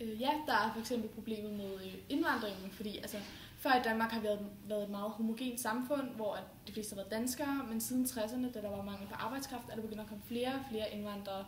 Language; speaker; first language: Danish; native; Danish